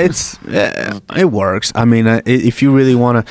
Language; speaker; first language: English; early bilingual, other home language; Yoruba